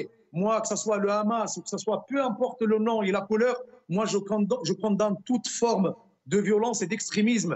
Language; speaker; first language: French; non-native, local second language; Arabic